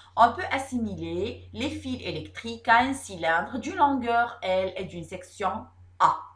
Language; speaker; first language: French; non-native, local second language; Arabic